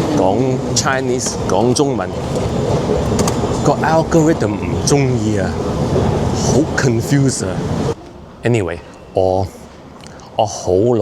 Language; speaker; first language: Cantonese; early bilingual, heritage; Cantonese